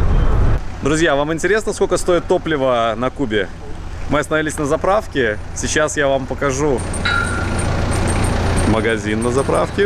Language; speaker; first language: Russian; native; Russian